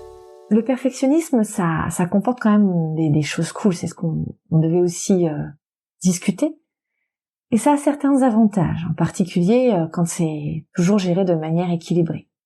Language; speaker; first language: French; native; French